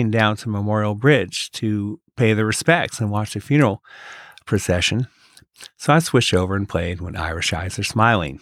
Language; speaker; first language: English; native; English